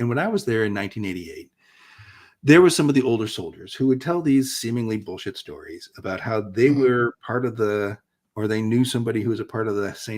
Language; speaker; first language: English; native; English